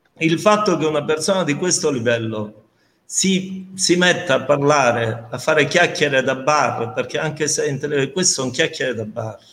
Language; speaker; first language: Italian; native; Italian